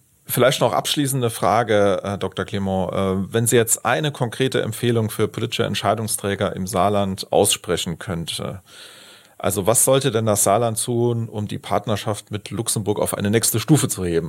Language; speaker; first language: German; native; German